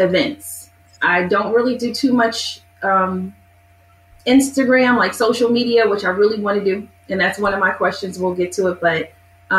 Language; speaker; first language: English; native; English